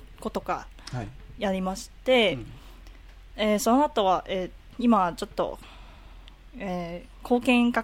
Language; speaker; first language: Japanese; non-native, learner; Cantonese